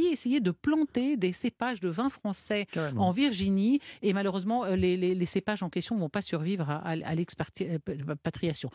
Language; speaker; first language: French; native; French